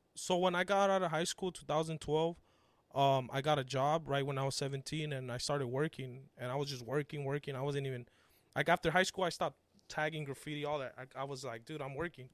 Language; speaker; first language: English; early bilingual, other home language; Spanish